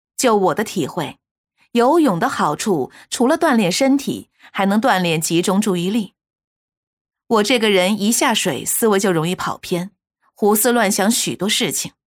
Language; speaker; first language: Chinese; native; Chinese